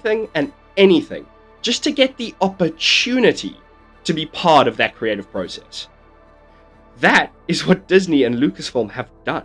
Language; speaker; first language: English; native; English